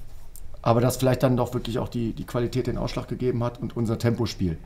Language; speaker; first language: German; native; German